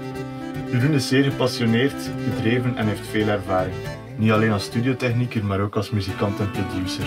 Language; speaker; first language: Dutch; native; Dutch